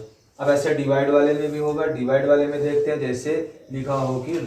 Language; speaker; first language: Hindi; native; Hindi